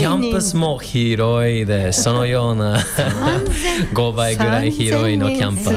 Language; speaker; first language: Japanese; non-native, fluent; English